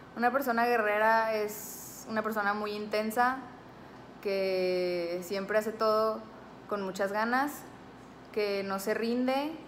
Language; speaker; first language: Spanish; native; Spanish